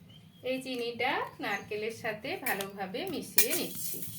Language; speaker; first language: Bangla; native; Bangla